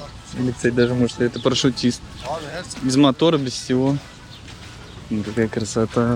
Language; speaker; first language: Russian; native; Russian